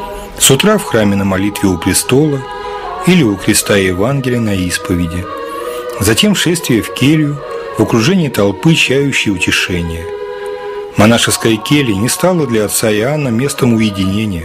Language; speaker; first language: Russian; native; Russian